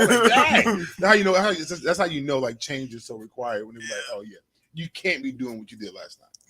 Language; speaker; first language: English; native; English